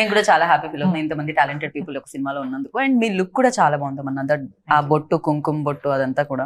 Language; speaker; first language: Telugu; native; Telugu